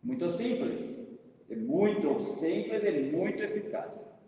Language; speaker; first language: Portuguese; non-native, fluent; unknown